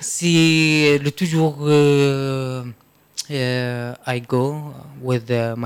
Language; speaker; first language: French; non-native, learner; Arabic